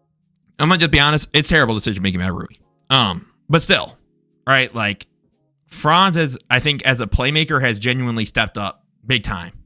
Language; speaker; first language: English; native; English